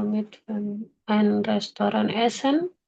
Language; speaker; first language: German; non-native, learner; Indonesian